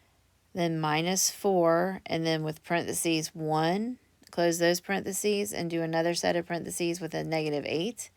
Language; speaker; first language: English; native; English